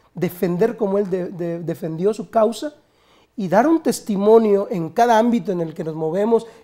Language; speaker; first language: Spanish; native; Spanish